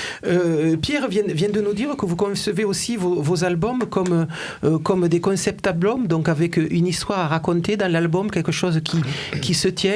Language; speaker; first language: French; native; French